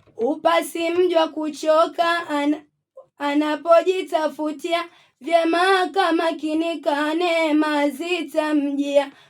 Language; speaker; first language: Swahili; native; Swahili